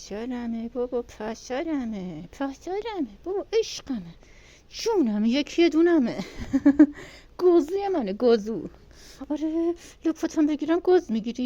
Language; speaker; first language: Persian; native; Persian